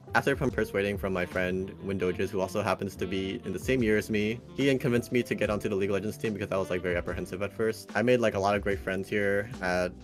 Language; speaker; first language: English; native; English